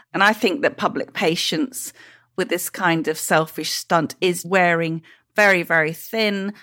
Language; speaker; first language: English; native; English